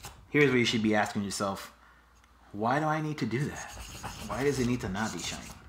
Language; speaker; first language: English; early bilingual, other home language; Spanish